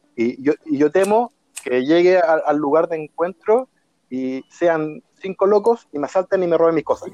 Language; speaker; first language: Spanish; native; Spanish